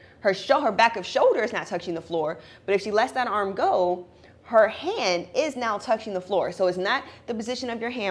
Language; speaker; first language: English; native; English